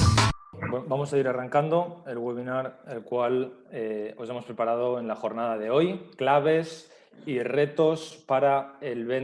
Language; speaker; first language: Spanish; native; Spanish